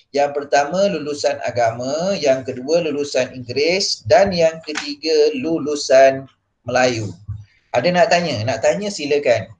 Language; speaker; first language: Malay; native; Malay